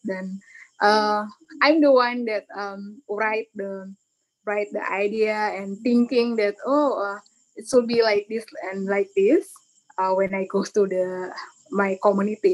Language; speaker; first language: English; non-native, learner; Indonesian